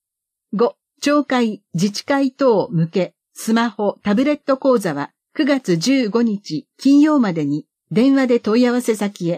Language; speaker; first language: Japanese; native; Japanese